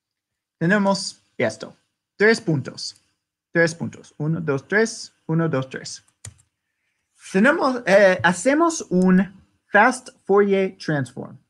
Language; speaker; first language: Spanish; non-native, learner; English